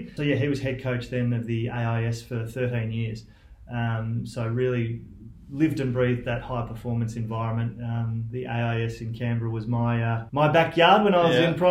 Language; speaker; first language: English; native; English